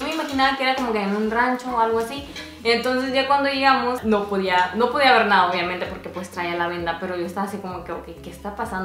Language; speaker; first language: Spanish; native; Spanish